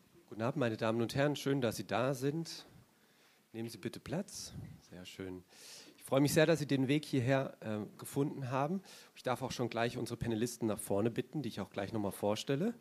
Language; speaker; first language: German; native; German